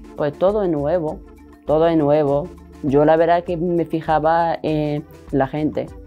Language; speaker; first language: Spanish; non-native, fluent; Arabic